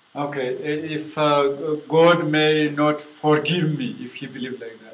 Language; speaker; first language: English; non-native, learner; Amharic